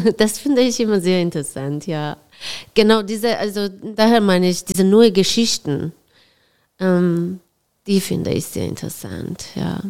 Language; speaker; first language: German; non-native, fluent; Persian